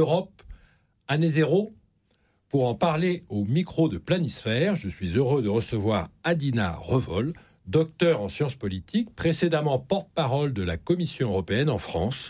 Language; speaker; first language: French; native; French